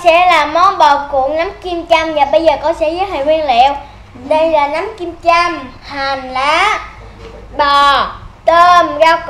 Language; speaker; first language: Vietnamese; native; Vietnamese